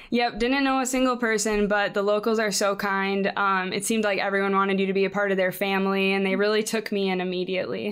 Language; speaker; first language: English; native; English